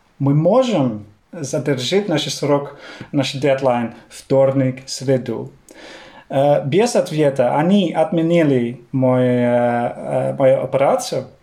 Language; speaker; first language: Russian; non-native, fluent; Dutch